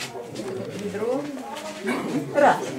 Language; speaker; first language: Russian; non-native, fluent; Albanian